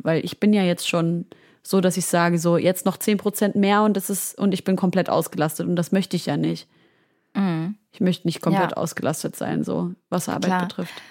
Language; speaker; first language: German; native; German